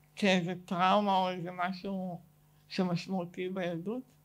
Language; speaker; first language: Hebrew; native; Hebrew